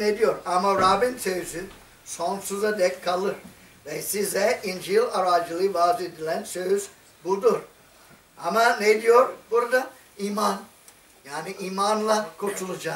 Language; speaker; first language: Turkish; non-native, fluent; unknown